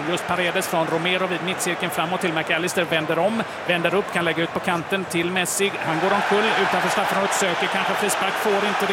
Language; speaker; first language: Swedish; native; Swedish